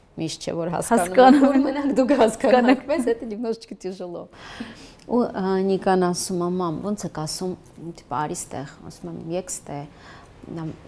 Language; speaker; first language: Armenian; native; Armenian